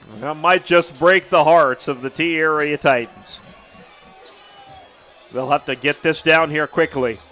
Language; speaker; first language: English; native; English